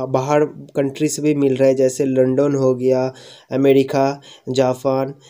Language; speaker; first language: Hindi; non-native, local second language; Bangla